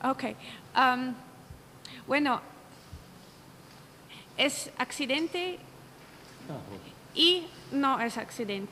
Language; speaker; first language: Spanish; non-native, learner; Russian